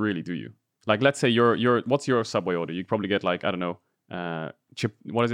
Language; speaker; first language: English; native; English